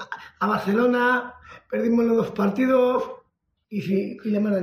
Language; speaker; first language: Spanish; non-native, local second language; Catalan